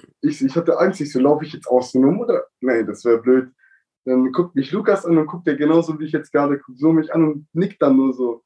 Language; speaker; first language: German; early bilingual, other home language; Italian